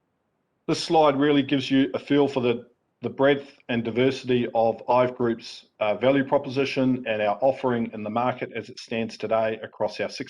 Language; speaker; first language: English; native; English